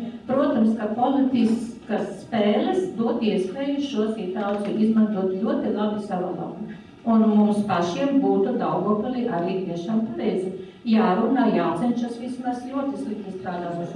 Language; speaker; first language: Latvian; native; Latvian